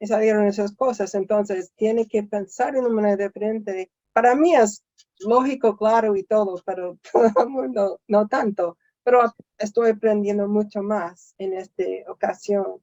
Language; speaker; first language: Spanish; non-native, fluent; English